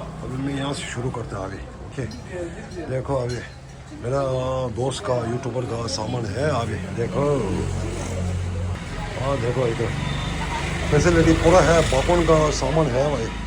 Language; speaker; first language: Hindi; non-native, local second language; Tibetan